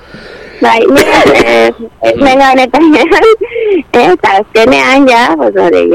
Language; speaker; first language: Basque; non-native, local second language; Spanish